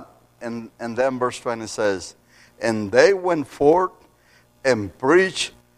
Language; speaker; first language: English; non-native, fluent; Spanish